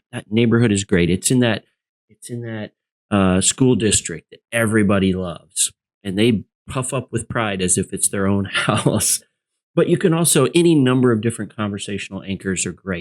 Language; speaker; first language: English; native; English